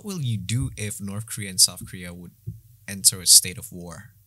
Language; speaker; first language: English; non-native, fluent; Indonesian